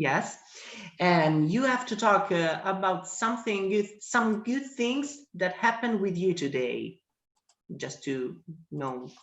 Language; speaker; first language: English; non-native, fluent; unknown